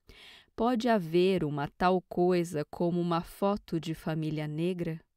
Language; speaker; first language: Portuguese; native; Portuguese